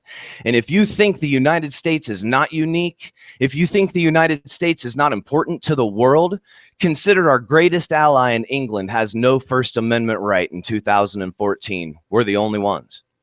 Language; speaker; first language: English; native; English